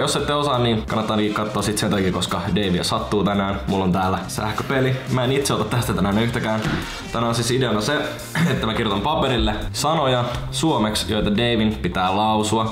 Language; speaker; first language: Finnish; native; Finnish